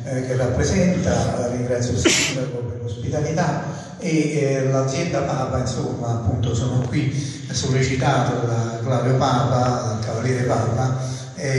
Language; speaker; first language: Italian; native; Italian